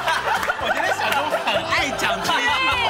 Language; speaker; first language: Chinese; native; Chinese